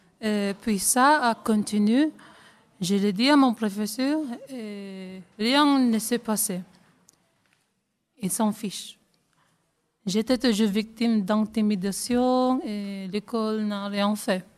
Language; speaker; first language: French; non-native, learner; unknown